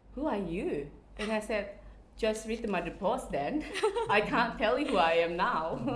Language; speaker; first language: English; non-native, fluent; Indonesian